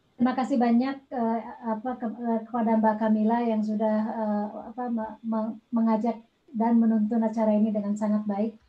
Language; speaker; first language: Indonesian; non-native, local second language; Sundanese